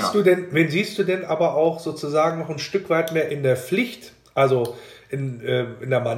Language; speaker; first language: German; native; German